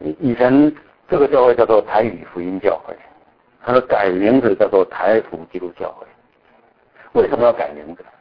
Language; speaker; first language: Chinese; native; Chinese